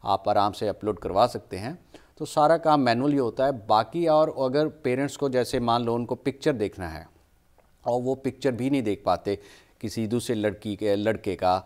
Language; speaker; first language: Hindi; native; Hindi